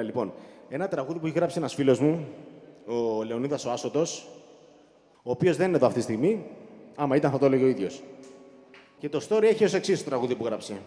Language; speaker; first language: Greek; native; Greek